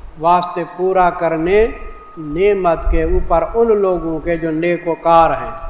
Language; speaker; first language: Urdu; non-native, local second language; Saraiki